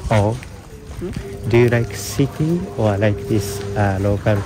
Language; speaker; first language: English; non-native, learner; Japanese